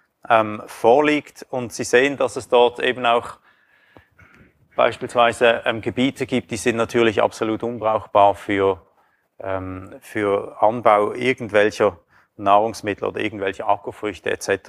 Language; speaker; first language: German; native; German